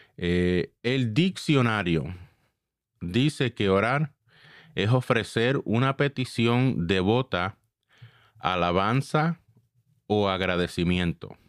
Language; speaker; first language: Spanish; early bilingual, heritage; Spanish